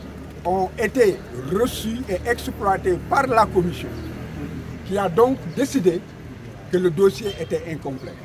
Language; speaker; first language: French; non-native, local second language; Wolof